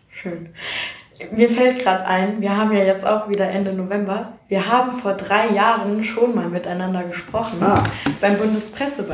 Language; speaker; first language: German; native; German